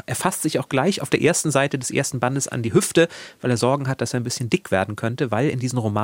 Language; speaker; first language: German; native; German